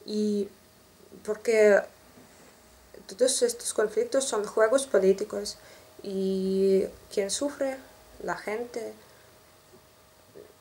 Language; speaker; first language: Spanish; non-native, learner; Russian